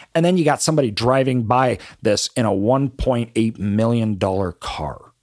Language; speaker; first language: English; native; English